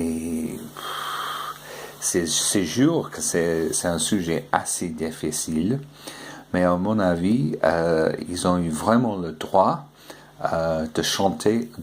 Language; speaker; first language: French; non-native, fluent; English